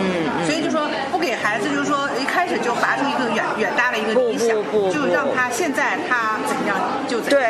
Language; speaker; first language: Chinese; native; Chinese